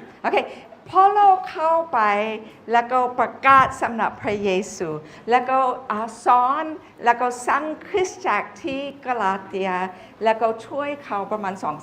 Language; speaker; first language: Thai; non-native, fluent; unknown